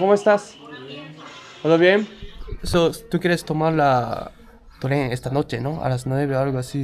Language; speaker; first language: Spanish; non-native, learner; Japanese